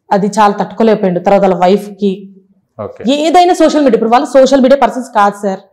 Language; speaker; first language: Telugu; native; Telugu